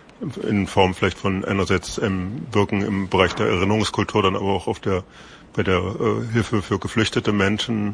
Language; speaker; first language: German; native; German